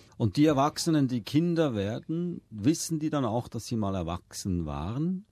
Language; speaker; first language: German; native; German